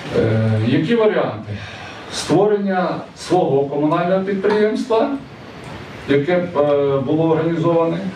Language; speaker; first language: Ukrainian; native; Ukrainian